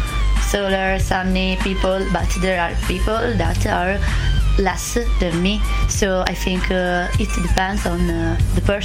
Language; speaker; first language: English; non-native, learner; Italian